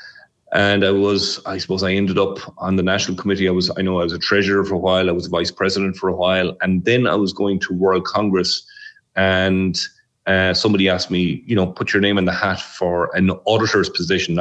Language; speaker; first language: English; native; English